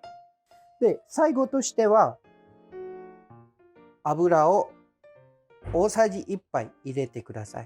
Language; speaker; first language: Japanese; non-native, fluent; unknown